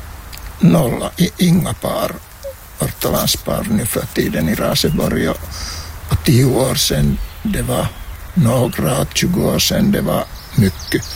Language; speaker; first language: Swedish; non-native, local second language; Finnish